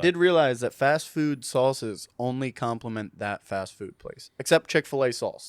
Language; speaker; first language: English; native; English